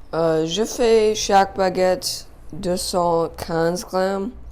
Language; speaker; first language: French; non-native, learner; English